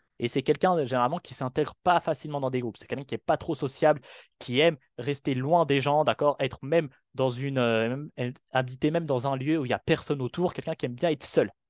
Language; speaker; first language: French; non-native, local second language; Arabic